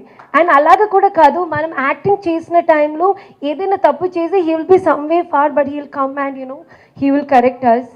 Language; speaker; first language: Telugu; non-native, fluent; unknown